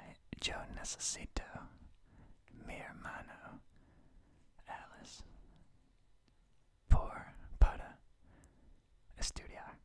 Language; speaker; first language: Spanish; non-native, learner; English